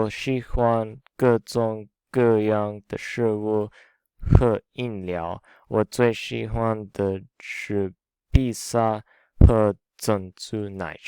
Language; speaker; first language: Chinese; non-native, learner; English